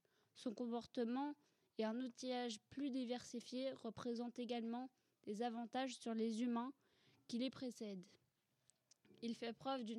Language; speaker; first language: French; native; French